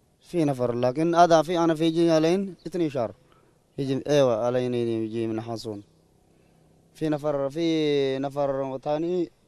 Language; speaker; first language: Arabic; non-native, learner; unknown